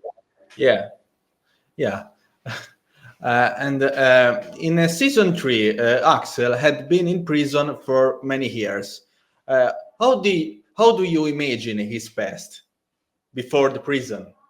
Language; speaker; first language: English; non-native, learner; Italian